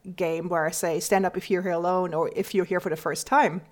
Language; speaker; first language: English; non-native, fluent; German